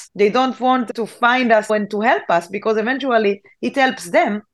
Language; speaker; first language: English; non-native, fluent; Hebrew